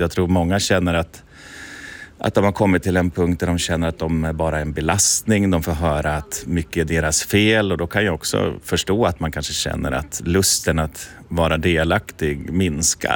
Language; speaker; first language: Swedish; native; Swedish